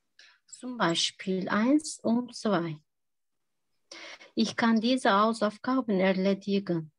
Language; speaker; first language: German; non-native, learner; Turkish